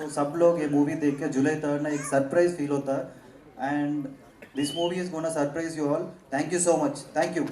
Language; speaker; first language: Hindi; non-native, local second language; Telugu